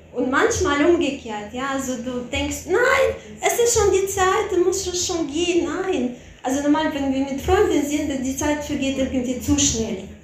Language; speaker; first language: German; non-native, fluent; Russian